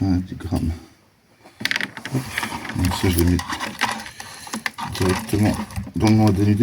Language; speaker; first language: French; native; French